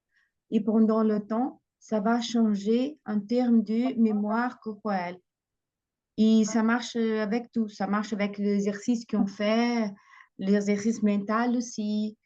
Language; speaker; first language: French; non-native, fluent; Portuguese